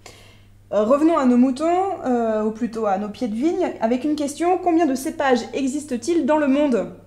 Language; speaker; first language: French; native; French